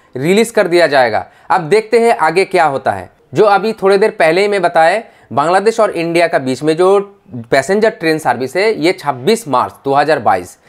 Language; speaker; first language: Hindi; non-native, fluent; Bangla